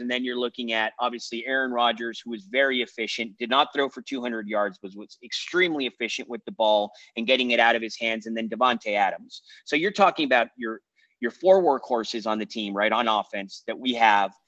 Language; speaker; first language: English; native; English